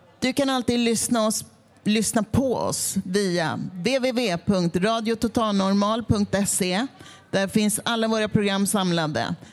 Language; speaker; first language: Swedish; native; Swedish